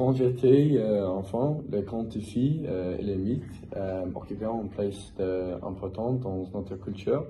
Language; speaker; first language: French; non-native, fluent; English